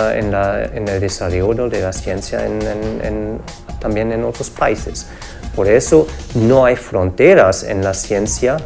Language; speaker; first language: Spanish; non-native, fluent; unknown